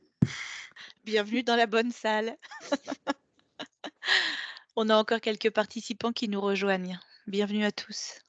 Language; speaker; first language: French; native; French